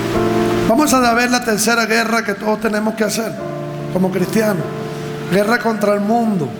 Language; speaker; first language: Spanish; native; Spanish